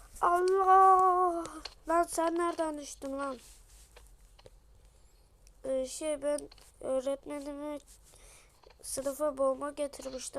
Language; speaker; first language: Turkish; native; Turkish